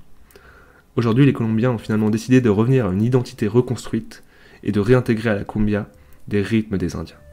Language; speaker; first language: French; native; French